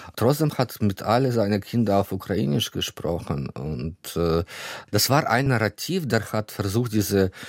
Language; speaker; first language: German; non-native, fluent; Ukrainian